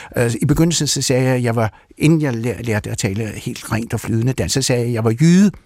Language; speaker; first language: Danish; early bilingual, other home language; Russian